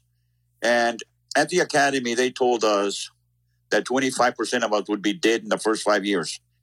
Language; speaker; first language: English; native; English